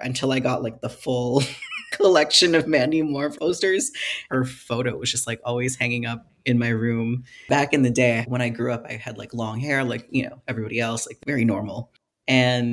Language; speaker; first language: English; non-native, local second language; Filipino